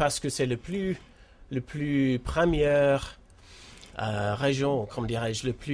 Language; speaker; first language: French; non-native, learner; English